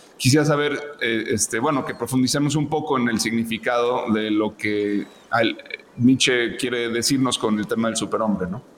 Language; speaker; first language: Spanish; native; Spanish